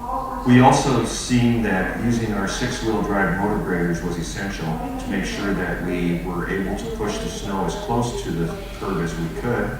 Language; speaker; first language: English; native; English